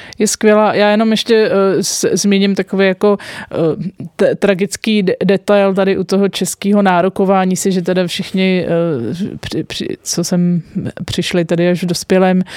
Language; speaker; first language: Czech; native; Czech